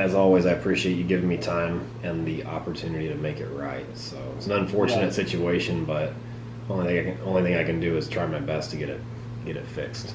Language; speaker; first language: English; native; English